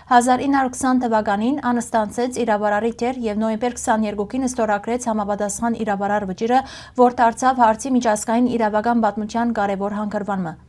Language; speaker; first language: Armenian; early bilingual, heritage; Armenian